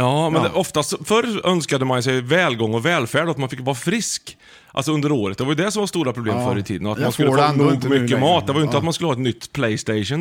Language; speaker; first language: Swedish; native; Swedish